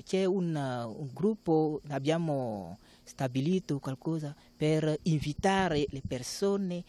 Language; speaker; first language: Italian; non-native, learner; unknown